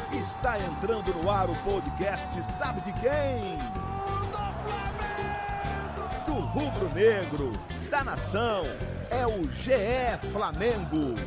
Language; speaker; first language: Portuguese; native; Portuguese